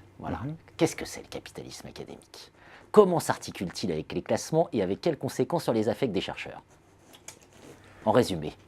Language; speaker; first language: French; native; French